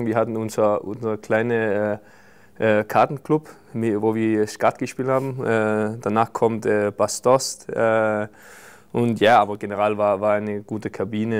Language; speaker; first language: German; non-native, fluent; Danish